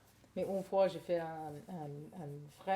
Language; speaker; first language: French; non-native, learner; English